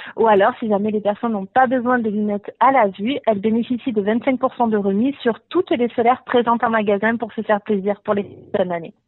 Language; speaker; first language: French; native; French